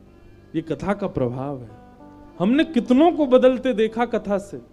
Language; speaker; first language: Hindi; native; Hindi